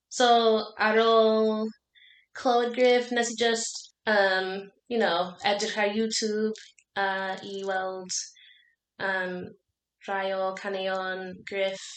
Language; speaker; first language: Welsh; non-native, learner; English